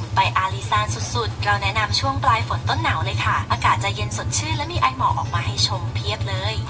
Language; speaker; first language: Thai; native; Thai